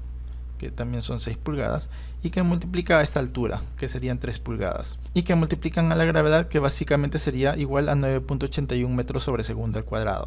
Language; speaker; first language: Spanish; native; Spanish